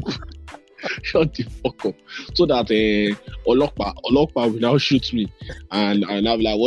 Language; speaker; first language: English; non-native, local second language; Yoruba